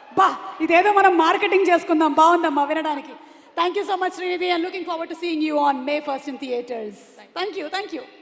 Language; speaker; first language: Telugu; native; Telugu